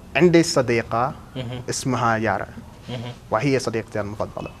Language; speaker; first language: Arabic; non-native, fluent; English